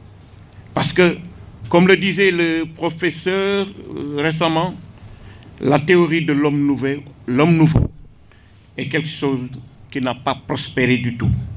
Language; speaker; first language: French; non-native, local second language; Wolof